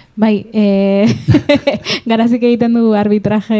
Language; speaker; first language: Basque; native; Basque